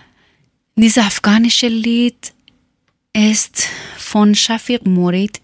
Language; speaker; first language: German; non-native, learner; Persian